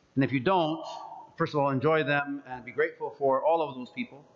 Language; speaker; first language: English; early bilingual, other home language; Greek